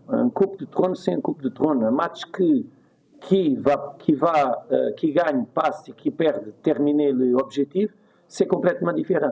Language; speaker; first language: French; non-native, fluent; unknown